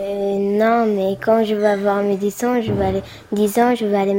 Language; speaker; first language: French; early bilingual, other home language; Pashto